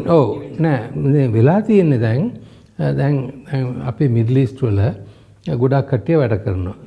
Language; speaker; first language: Sinhala; non-native, local second language; Tamil